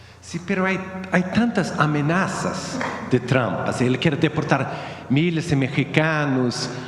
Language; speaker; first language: Spanish; non-native, fluent; Swedish